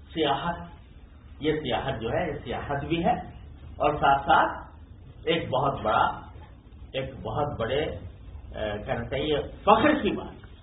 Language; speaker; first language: Urdu; native; Urdu